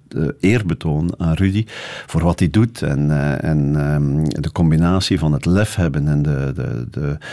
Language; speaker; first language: Dutch; native; Dutch